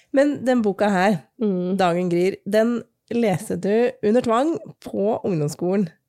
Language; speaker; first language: Norwegian; native; Norwegian